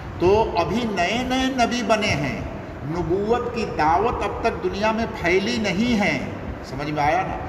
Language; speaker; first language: Urdu; non-native, local second language; Bangla